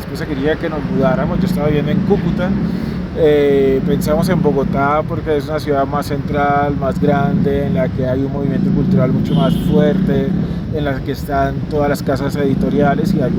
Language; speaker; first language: Spanish; native; Spanish